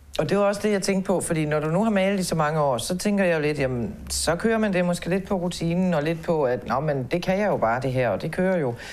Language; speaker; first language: Danish; native; Danish